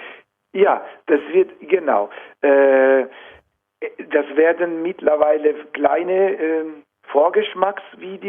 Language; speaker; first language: German; non-native, fluent; Italian